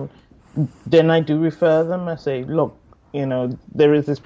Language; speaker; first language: English; non-native, local second language; Yoruba